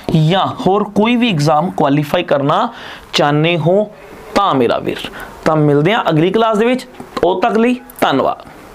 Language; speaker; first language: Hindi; non-native, local second language; Punjabi